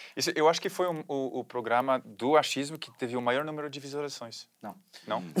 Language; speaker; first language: Portuguese; non-native, fluent; French